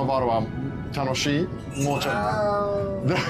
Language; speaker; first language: Japanese; non-native, learner; English